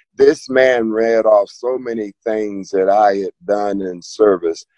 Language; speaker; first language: English; native; English